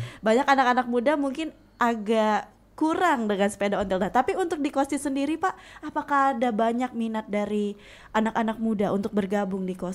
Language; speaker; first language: Indonesian; native; Indonesian